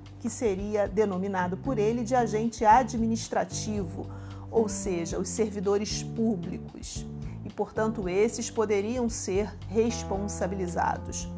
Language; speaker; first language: Portuguese; native; Portuguese